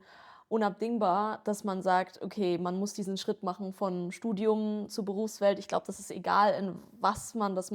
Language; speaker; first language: German; native; German